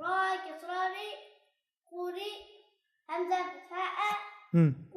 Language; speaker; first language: Arabic; non-native, learner; Uzbek